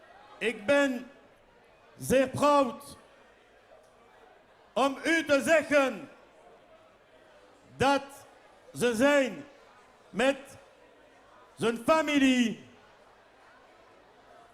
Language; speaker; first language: Dutch; non-native, local second language; French